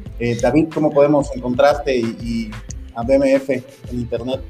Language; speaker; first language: Spanish; native; Spanish